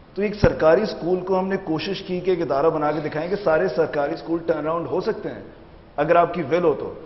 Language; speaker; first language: Urdu; native; Urdu